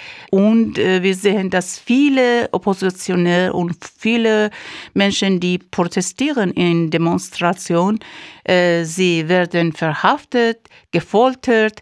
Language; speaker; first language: German; non-native, fluent; Persian